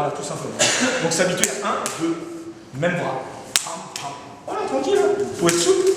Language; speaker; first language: French; native; French